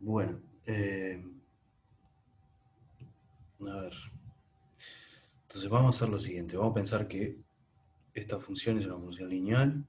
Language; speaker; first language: Spanish; native; Spanish